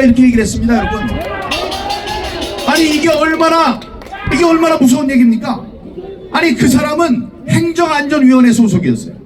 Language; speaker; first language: Korean; native; Korean